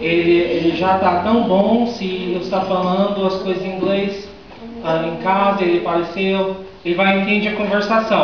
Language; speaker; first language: Portuguese; non-native, fluent; English